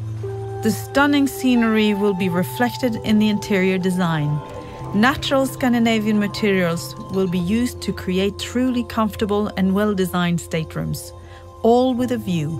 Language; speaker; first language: English; non-native, fluent; Norwegian